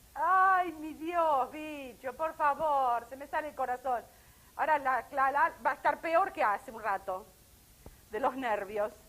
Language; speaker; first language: Spanish; native; Spanish